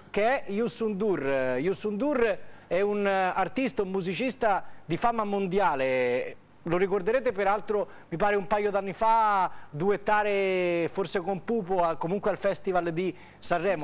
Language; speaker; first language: Italian; native; Italian